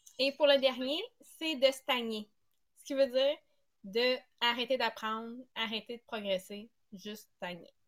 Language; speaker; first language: French; native; French